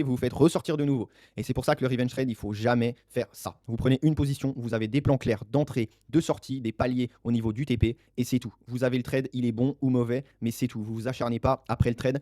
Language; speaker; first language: French; native; French